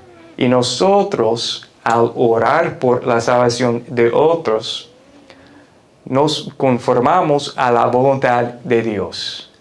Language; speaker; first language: Spanish; non-native, fluent; English